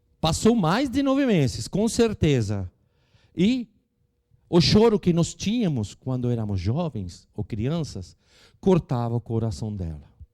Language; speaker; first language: Portuguese; non-native, fluent; Spanish